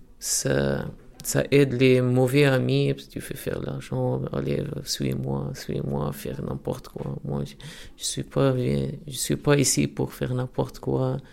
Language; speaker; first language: French; non-native, local second language; Arabic